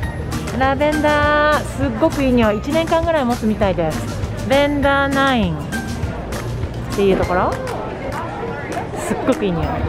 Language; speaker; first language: Japanese; native; Japanese